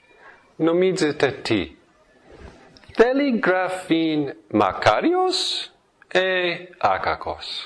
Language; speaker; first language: Greek; non-native, fluent; English